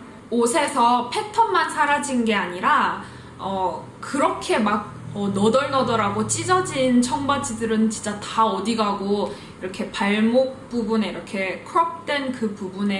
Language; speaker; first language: Korean; early bilingual, heritage; Korean